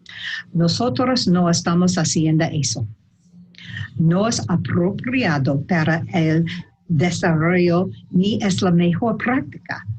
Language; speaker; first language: Spanish; non-native, learner; English